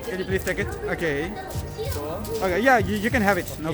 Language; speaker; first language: English; non-native, fluent; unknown